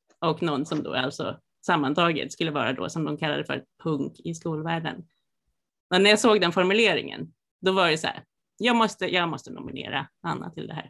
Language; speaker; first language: Swedish; native; Swedish